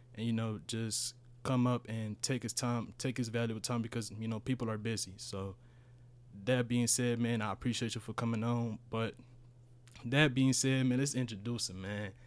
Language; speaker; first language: English; early bilingual, other home language; Spanish